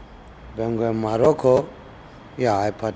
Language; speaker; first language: Spanish; non-native, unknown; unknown